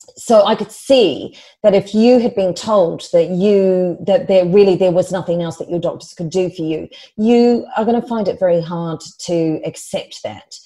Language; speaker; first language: English; native; English